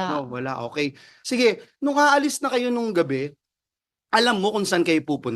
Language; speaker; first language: Filipino; native; Filipino